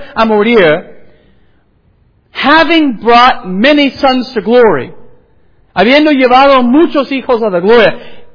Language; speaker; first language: Spanish; non-native, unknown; English